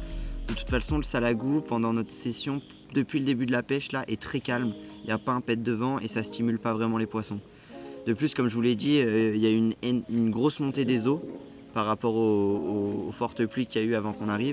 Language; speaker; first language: French; native; French